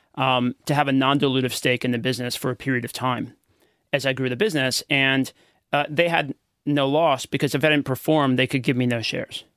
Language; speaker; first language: English; native; English